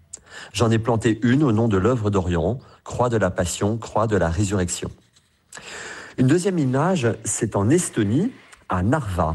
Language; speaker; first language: French; native; French